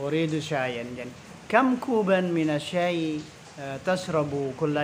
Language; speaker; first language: Arabic; non-native, fluent; Indonesian